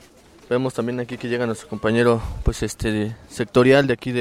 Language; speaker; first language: Spanish; native; Spanish